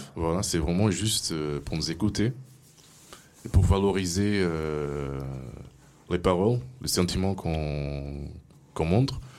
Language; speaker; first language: French; non-native, fluent; Portuguese